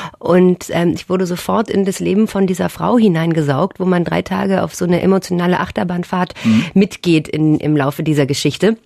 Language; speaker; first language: German; native; German